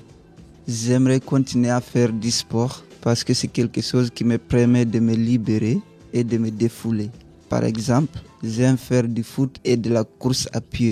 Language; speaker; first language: French; non-native, learner; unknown